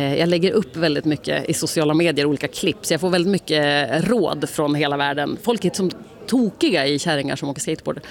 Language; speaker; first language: Swedish; native; Swedish